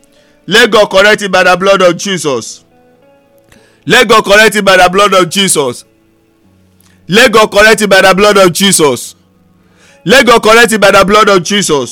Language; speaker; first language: English; non-native, local second language; Yoruba